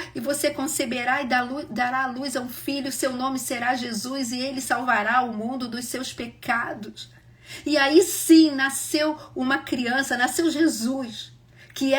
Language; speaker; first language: Portuguese; native; Portuguese